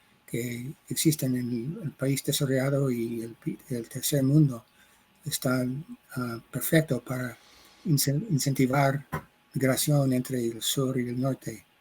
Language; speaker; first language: Spanish; non-native, fluent; English